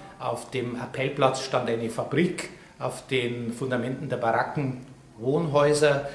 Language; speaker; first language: German; native; German